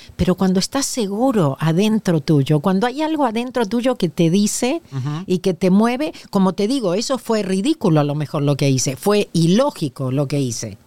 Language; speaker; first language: Spanish; native; Spanish